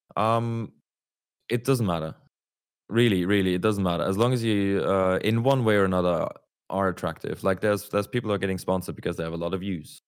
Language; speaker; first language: English; non-native, fluent; German